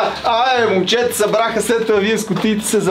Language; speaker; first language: Bulgarian; native; Bulgarian